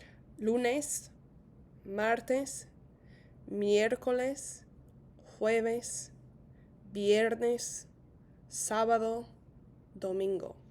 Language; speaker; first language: Spanish; non-native, fluent; English